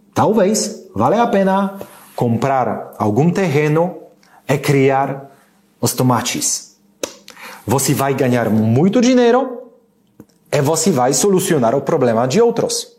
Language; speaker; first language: Portuguese; non-native, learner; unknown